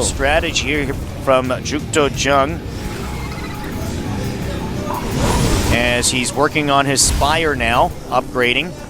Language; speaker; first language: English; native; English